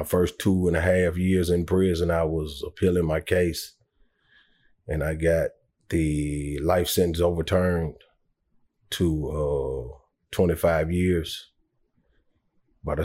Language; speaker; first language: English; native; English